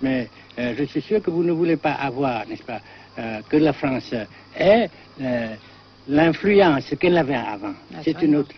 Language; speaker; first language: French; non-native, fluent; Vietnamese